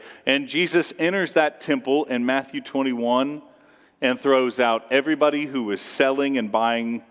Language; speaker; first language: English; native; English